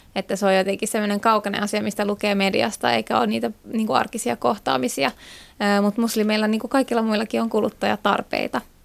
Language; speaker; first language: Finnish; native; Finnish